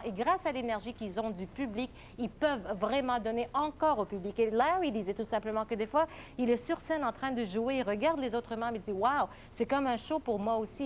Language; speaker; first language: French; native; French